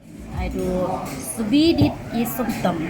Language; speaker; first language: English; non-native, learner; Thai